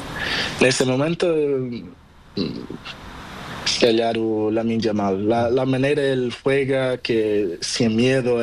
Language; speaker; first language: Spanish; non-native, learner; Portuguese